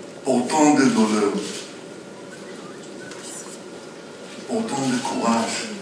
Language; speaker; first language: French; non-native, fluent; Hebrew